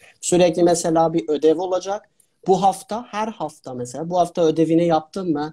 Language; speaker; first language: Turkish; non-native, fluent; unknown